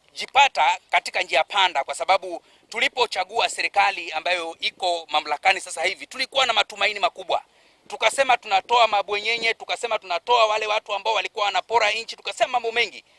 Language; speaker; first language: Swahili; native; Swahili